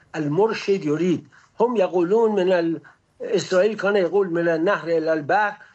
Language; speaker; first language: Arabic; non-native, fluent; Persian